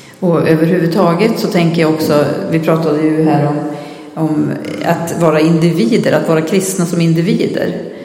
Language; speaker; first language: Swedish; native; Swedish